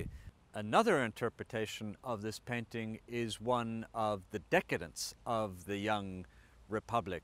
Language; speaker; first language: English; non-native, fluent; Estonian